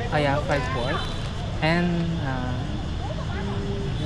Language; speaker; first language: English; non-native, learner; Filipino